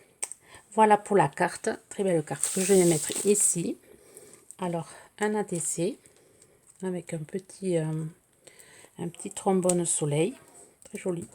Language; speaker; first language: French; native; French